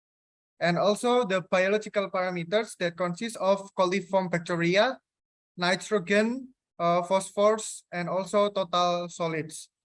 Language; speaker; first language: English; non-native, fluent; Indonesian